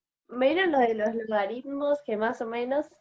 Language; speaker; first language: Spanish; native; Spanish